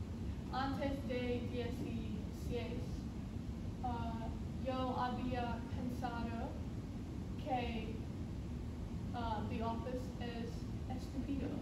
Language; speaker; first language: Spanish; non-native, learner; English